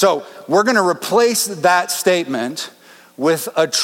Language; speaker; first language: English; native; English